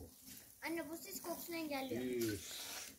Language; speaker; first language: Turkish; native; Turkish